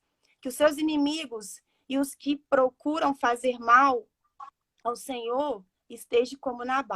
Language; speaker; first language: Portuguese; native; Portuguese